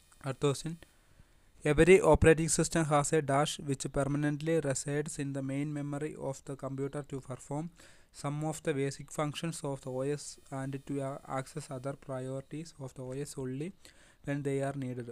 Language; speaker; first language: English; non-native, local second language; Malayalam